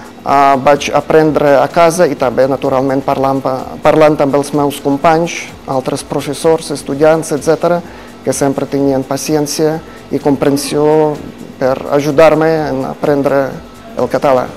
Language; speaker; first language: Catalan; non-native, fluent; Russian